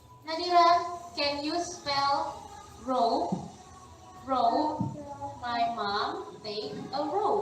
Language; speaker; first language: English; non-native, fluent; Indonesian